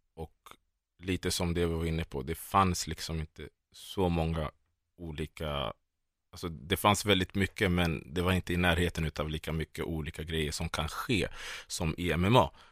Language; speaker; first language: Swedish; early bilingual, other home language; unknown